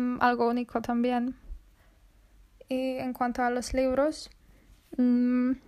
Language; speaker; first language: Spanish; non-native, fluent; Polish